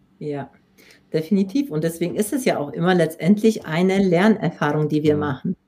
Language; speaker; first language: German; non-native, fluent; Polish